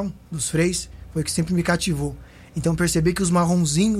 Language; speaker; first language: Portuguese; native; Portuguese